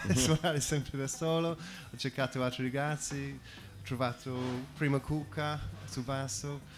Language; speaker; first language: Italian; non-native, fluent; English